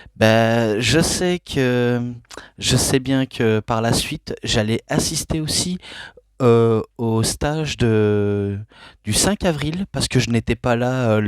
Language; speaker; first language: French; native; French